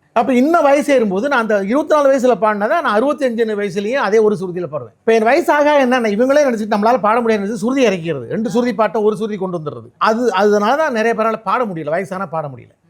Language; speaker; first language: Tamil; native; Tamil